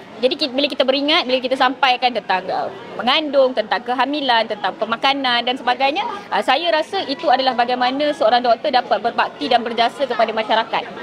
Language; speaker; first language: Malay; non-native, local second language; Tamil